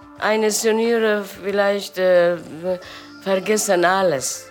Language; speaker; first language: German; non-native, learner; Persian